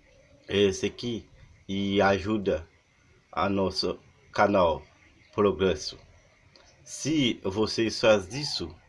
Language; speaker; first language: Portuguese; non-native, learner; Haitian Creole